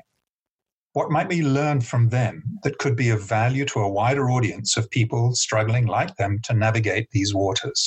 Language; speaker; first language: English; native; English